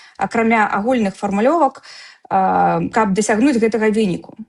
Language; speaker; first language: Belarusian; non-native, local second language; Russian